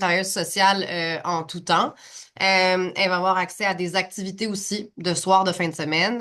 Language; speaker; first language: French; native; French